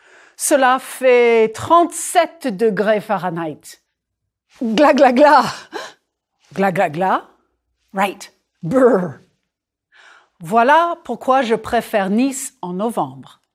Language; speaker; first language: French; non-native, fluent; English